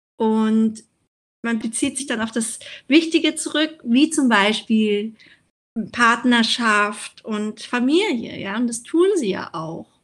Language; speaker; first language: German; early bilingual, other home language; Vietnamese